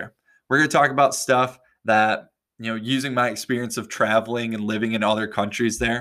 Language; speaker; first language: English; native; English